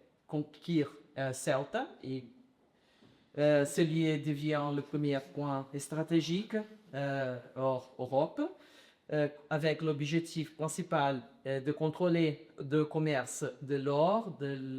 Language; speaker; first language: French; non-native, learner; Portuguese